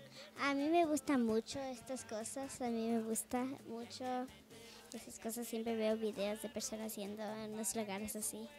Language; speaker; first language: Spanish; early bilingual, heritage; Spanish